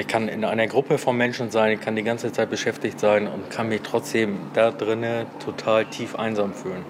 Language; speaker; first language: German; native; German